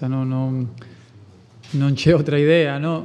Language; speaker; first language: Italian; non-native, fluent; Spanish